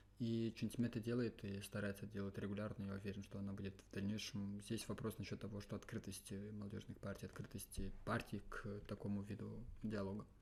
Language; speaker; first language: Russian; non-native, local second language; Romanian